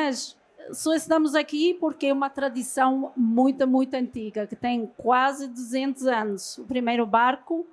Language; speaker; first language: Portuguese; non-native, fluent; Norwegian